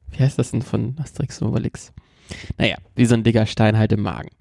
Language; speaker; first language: German; native; German